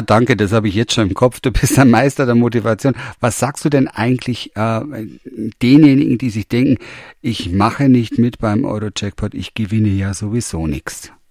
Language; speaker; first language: German; native; German